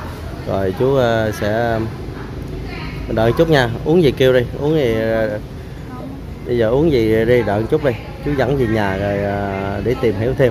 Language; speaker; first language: Vietnamese; native; Vietnamese